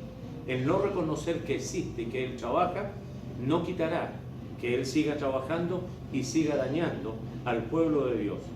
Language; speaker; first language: Spanish; native; Spanish